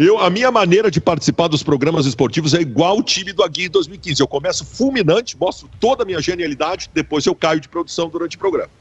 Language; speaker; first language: Portuguese; native; Portuguese